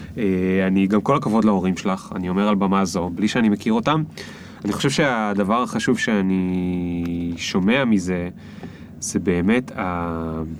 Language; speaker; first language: Hebrew; native; Hebrew